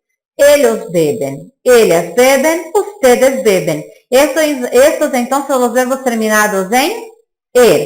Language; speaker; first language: Spanish; non-native, fluent; Portuguese